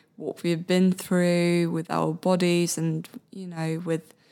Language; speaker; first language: English; non-native, fluent; Swedish